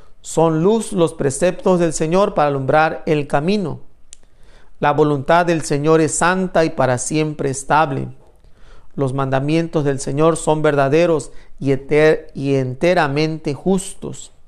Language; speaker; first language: Spanish; native; Spanish